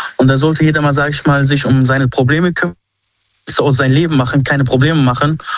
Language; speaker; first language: German; early bilingual, other home language; Arabic